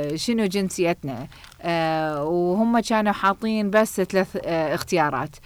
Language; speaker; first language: Arabic; early bilingual, heritage; Arabic